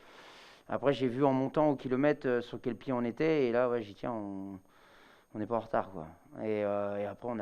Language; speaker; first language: French; native; French